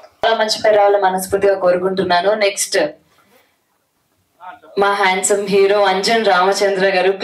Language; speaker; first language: Telugu; native; Telugu